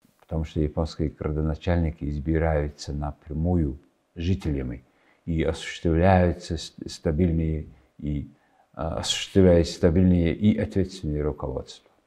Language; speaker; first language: Russian; non-native, fluent; Mongolian